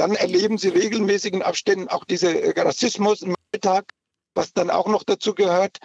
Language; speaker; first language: German; early bilingual, other home language; Turkish